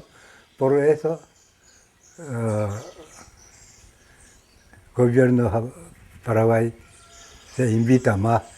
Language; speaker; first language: Spanish; non-native, learner; Japanese